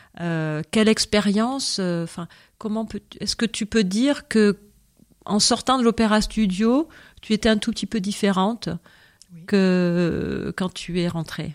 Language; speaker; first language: French; native; French